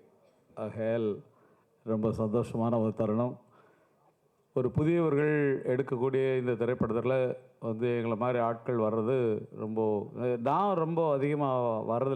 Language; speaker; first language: Tamil; native; Tamil